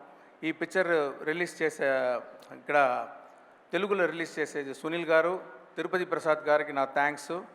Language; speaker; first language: Telugu; non-native, local second language; Tamil